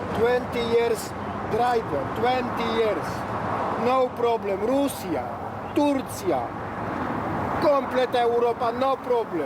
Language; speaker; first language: English; non-native, learner; Polish